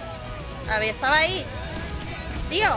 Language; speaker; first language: Spanish; native; Spanish